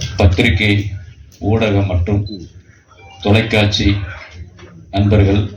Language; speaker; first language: Tamil; native; Tamil